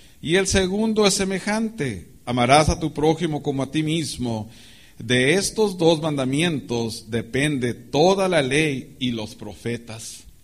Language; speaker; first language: Spanish; native; Spanish